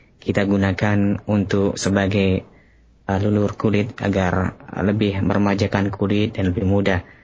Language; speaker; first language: Indonesian; native; Indonesian